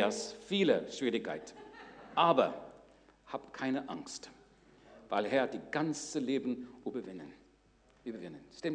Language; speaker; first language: German; non-native, learner; English